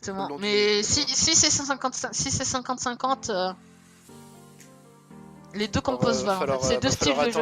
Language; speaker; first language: French; native; French